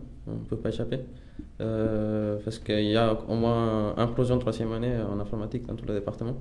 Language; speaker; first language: French; non-native, fluent; Spanish